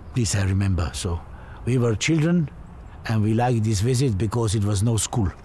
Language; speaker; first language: English; non-native, fluent; Slovenian